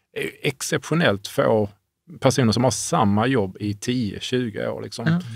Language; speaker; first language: Swedish; native; Swedish